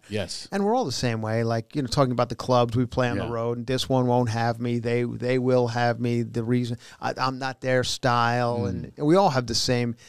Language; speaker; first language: English; native; English